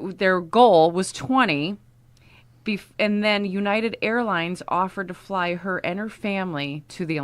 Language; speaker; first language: English; native; English